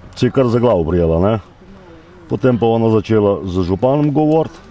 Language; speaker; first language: Slovenian; non-native, local second language; Romany